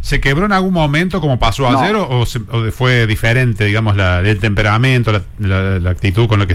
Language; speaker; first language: Spanish; native; Spanish